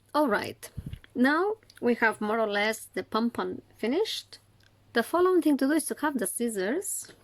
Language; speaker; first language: English; non-native, fluent; Catalan